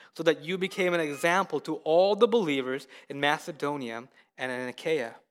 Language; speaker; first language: English; early bilingual, other home language; Hindi